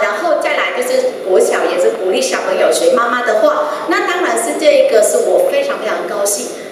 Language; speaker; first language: Chinese; non-native, fluent; Vietnamese